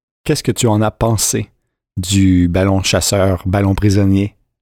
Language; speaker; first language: French; native; French